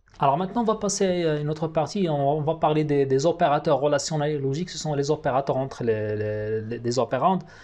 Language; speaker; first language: French; non-native, local second language; Arabic